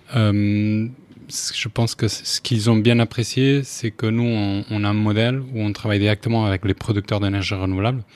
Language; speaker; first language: French; non-native, fluent; Spanish